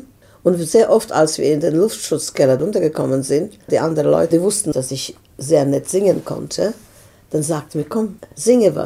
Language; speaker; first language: German; non-native, fluent; Serbian